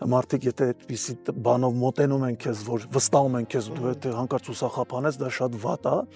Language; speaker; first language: Armenian; early bilingual, heritage; Armenian